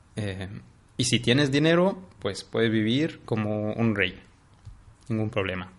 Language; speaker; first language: Spanish; non-native, fluent; Arabic